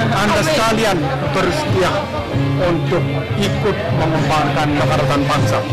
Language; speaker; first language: Indonesian; non-native, fluent; Korean